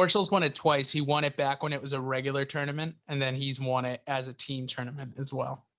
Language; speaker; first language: English; native; English